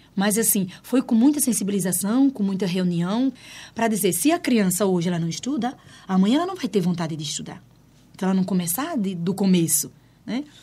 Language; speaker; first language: Portuguese; native; Portuguese